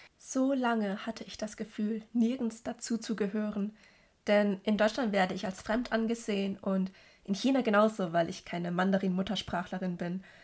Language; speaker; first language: German; early bilingual, other home language; Cantonese